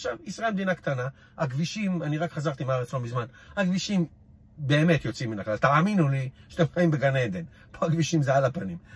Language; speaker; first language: Hebrew; native; Hebrew